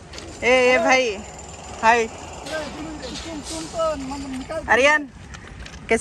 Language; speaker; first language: Hindi; non-native, local second language; Assamese